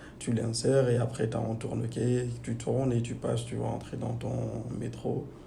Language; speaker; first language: French; non-native, local second language; Fula